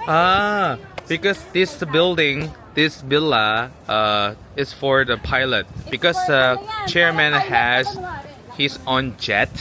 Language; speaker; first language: English; non-native, learner; Korean